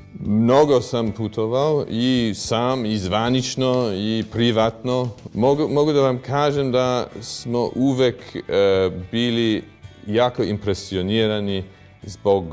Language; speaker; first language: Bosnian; non-native, fluent; English